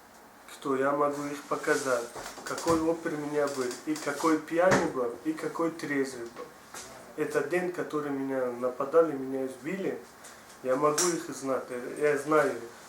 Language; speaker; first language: Russian; non-native, learner; Tajik